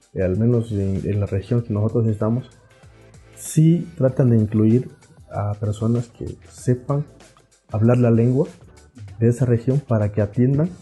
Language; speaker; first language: Spanish; non-native, local second language; Zapotec